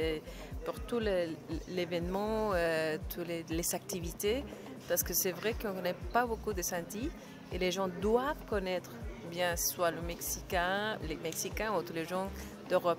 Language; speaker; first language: French; non-native, fluent; Spanish